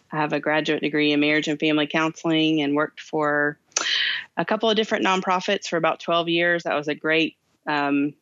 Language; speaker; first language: English; native; English